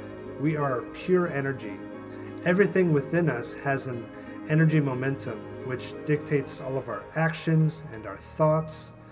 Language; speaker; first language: English; native; English